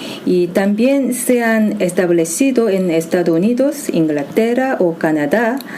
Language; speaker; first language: Spanish; non-native, fluent; Korean